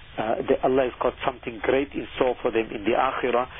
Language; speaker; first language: English; native; English